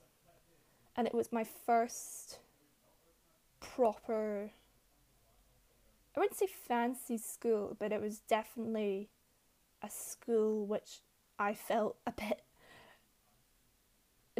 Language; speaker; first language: English; native; English